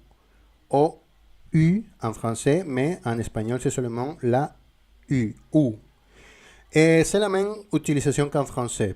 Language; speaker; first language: French; non-native, fluent; Spanish